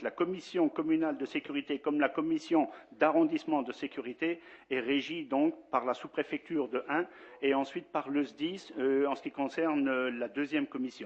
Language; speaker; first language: French; native; French